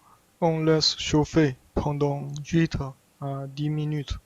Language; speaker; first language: French; non-native, learner; Chinese